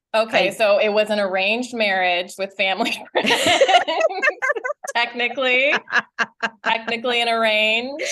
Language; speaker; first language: English; native; English